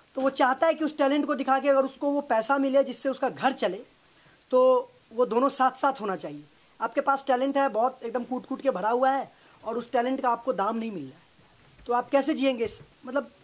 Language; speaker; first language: Hindi; native; Hindi